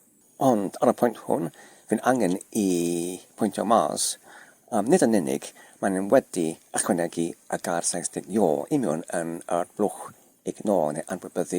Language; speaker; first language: Welsh; non-native, learner; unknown